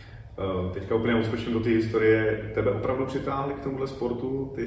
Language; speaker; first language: Czech; native; Czech